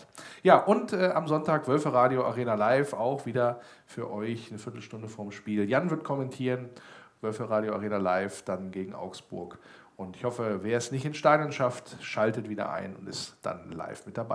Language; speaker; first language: German; native; German